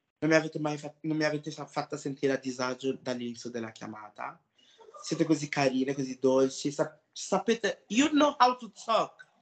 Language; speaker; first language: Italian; early bilingual, other home language; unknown